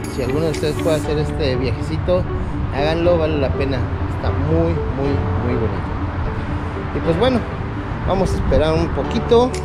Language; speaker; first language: Spanish; native; Spanish